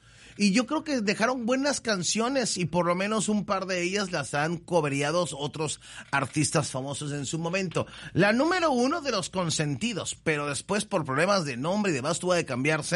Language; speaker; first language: Spanish; native; Spanish